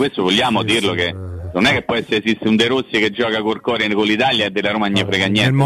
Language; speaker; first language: Italian; native; Italian